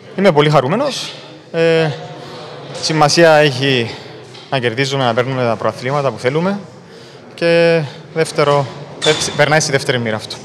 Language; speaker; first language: Greek; native; Greek